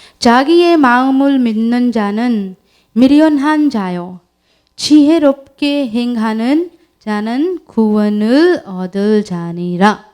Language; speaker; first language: Korean; non-native, learner; Urdu